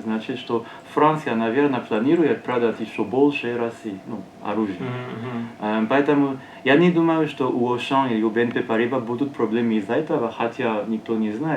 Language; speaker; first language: Russian; non-native, learner; French